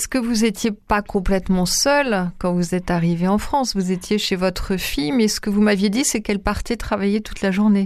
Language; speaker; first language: French; native; French